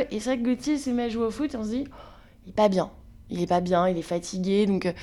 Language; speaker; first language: French; native; French